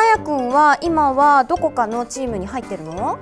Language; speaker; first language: Japanese; native; Japanese